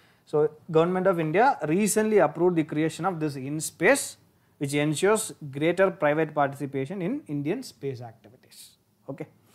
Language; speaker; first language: English; non-native, local second language; Tamil